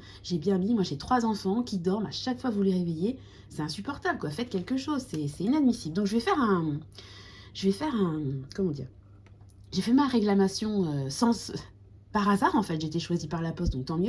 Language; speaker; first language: French; native; French